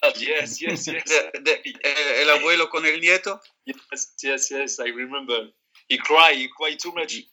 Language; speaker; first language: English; non-native, learner; Arabic